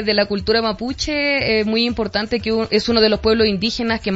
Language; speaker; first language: Spanish; native; Spanish